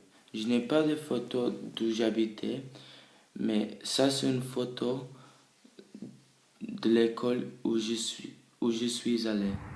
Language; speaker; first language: French; early bilingual, other home language; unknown